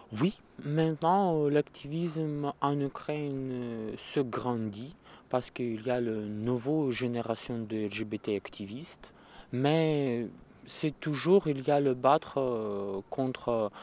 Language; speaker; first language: French; non-native, learner; Russian